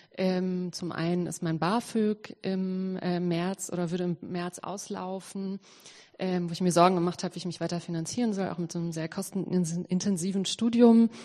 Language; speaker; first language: German; early bilingual, other home language; Serbian